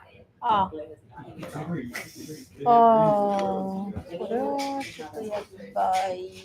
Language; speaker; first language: Japanese; non-native, learner; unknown